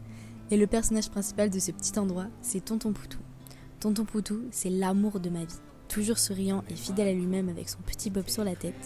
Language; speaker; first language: French; native; French